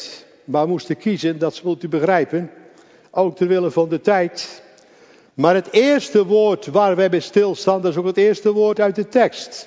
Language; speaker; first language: Dutch; native; Dutch